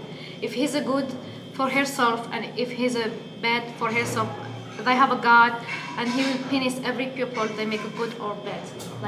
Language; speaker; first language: English; non-native, learner; Arabic